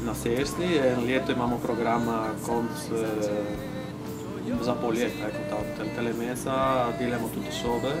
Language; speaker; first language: Slovenian; early bilingual, heritage; Slovenian